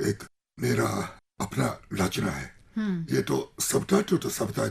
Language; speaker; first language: Hindi; non-native, fluent; Japanese